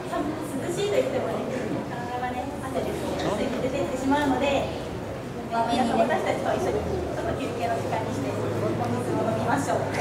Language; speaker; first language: Japanese; native; Japanese